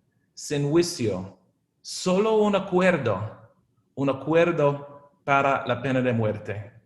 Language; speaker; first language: Spanish; non-native, fluent; English